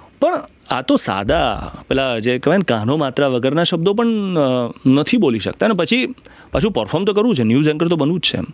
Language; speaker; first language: Gujarati; non-native, local second language; Marathi